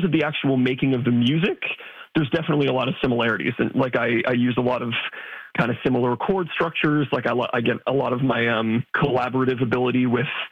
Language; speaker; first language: English; native; English